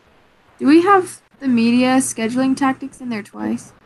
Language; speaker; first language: English; native; English